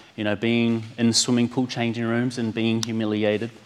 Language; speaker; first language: English; native; English